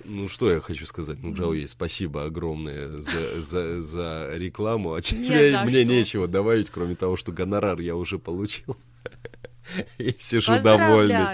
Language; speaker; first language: Russian; native; Russian